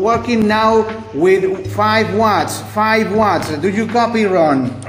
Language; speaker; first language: English; non-native, learner; Spanish